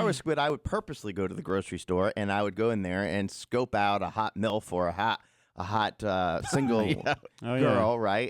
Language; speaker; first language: English; native; English